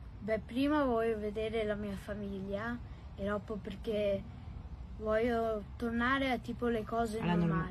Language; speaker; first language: Italian; early bilingual, heritage; Italian